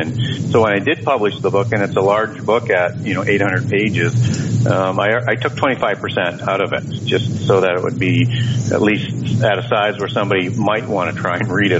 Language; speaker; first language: English; native; English